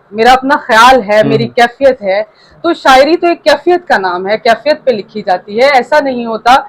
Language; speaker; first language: Urdu; non-native, local second language; Saraiki